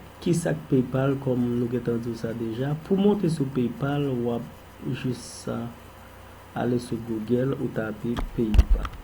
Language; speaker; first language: French; non-native, local second language; Haitian Creole